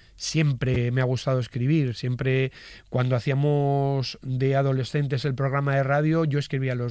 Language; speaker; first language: Spanish; native; Spanish